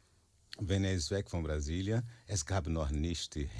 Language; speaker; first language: German; non-native, learner; Portuguese